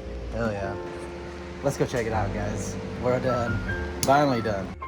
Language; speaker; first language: English; native; English